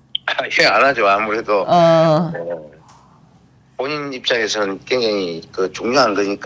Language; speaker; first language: Korean; native; Korean